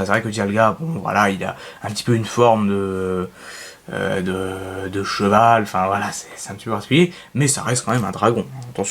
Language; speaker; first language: French; native; French